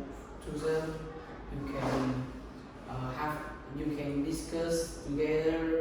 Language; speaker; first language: English; non-native, learner; Vietnamese